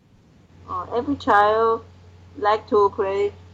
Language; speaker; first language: English; non-native, learner; Chinese